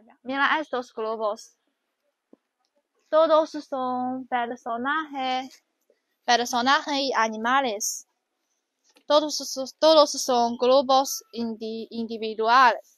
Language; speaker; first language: Spanish; non-native, learner; Chinese